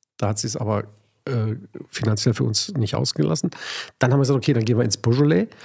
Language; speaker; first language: German; native; German